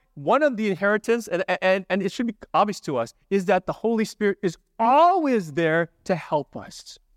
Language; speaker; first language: English; native; English